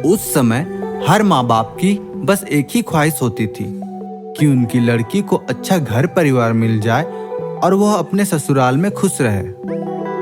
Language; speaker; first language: Hindi; native; Hindi